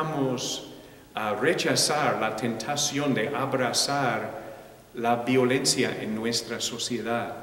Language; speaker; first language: Spanish; non-native, fluent; English